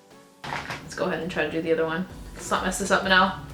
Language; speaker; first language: English; native; English